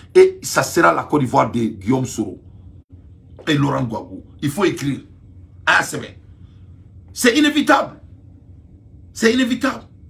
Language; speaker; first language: French; non-native, local second language; Bambara